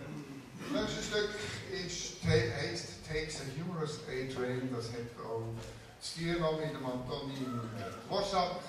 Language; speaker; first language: German; native; German